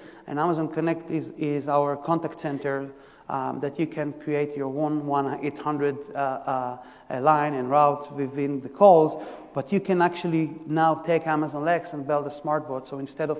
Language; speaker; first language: English; non-native, fluent; Hebrew